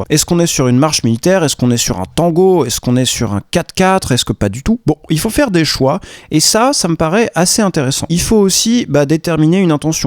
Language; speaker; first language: French; native; French